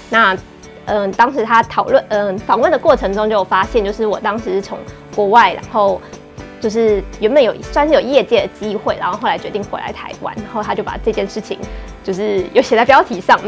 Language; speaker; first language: Chinese; native; Chinese